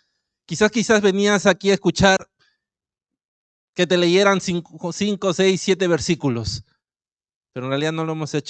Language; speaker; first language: Spanish; native; Spanish